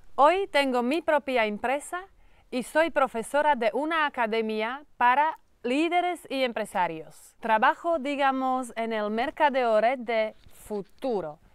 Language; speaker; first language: Spanish; non-native, learner; Slovak